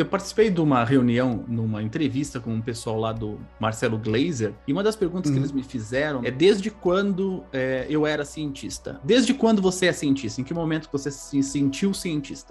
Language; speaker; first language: Portuguese; native; Portuguese